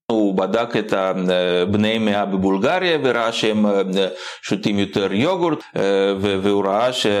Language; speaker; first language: Hebrew; non-native, fluent; Russian